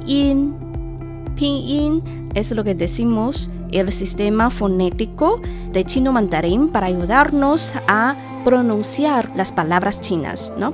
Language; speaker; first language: Spanish; non-native, fluent; Chinese